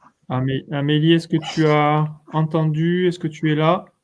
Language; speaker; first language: French; native; French